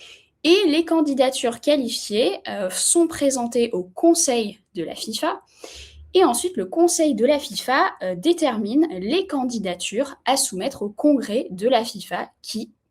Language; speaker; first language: French; native; French